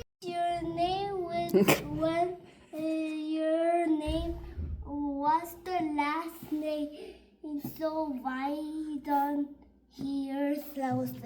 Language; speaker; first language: English; early bilingual, other home language; Korean